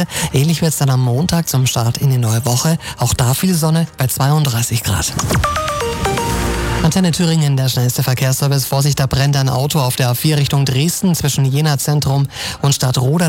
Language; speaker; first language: German; native; German